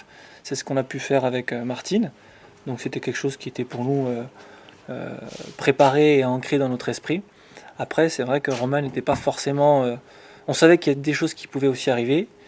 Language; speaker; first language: French; native; French